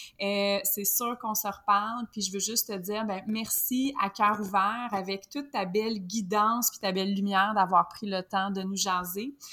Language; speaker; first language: French; native; French